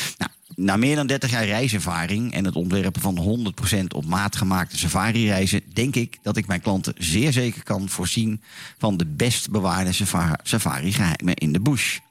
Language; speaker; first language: Dutch; native; Dutch